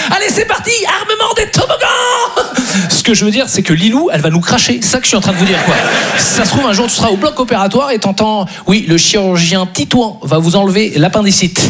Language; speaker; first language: French; native; French